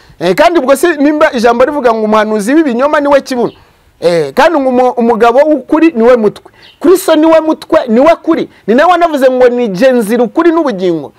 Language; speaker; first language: Kinyarwanda; native; Kinyarwanda